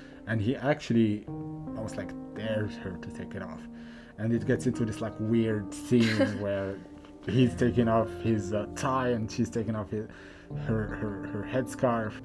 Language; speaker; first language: English; non-native, fluent; Arabic